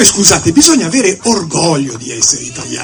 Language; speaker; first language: Italian; native; Italian